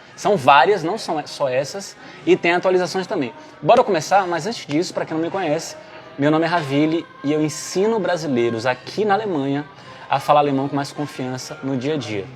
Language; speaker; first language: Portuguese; native; Portuguese